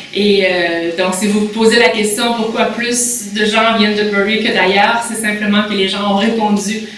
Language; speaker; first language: French; native; French